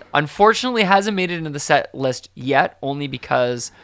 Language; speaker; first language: English; native; English